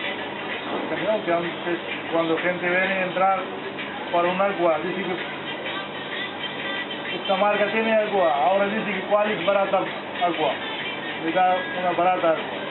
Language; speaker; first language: Spanish; non-native, learner; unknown